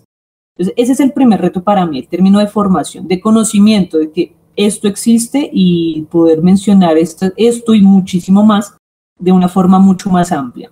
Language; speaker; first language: Spanish; native; Spanish